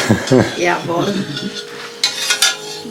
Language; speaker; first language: German; non-native, local second language; Romanian